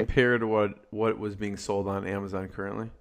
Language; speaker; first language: English; native; English